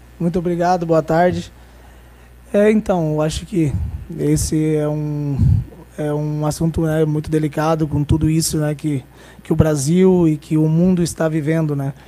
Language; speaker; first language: Portuguese; native; Portuguese